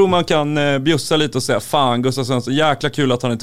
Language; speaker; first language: Swedish; native; Swedish